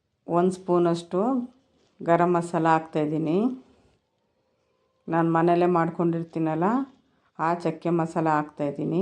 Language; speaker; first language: Kannada; native; Kannada